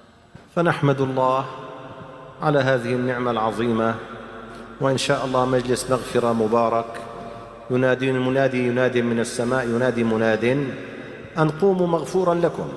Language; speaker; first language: Arabic; native; Arabic